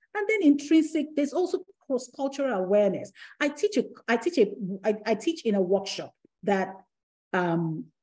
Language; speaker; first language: English; non-native, local second language; Yoruba